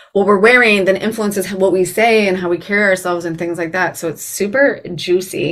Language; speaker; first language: English; native; English